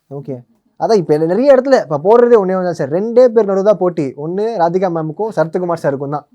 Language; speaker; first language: Tamil; native; Tamil